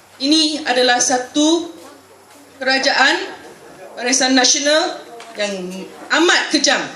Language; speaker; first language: Malay; non-native, local second language; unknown